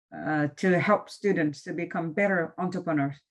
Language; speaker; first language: English; non-native, fluent; Vietnamese